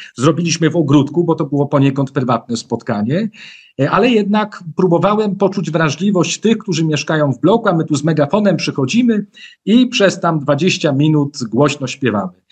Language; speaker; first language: Polish; native; Polish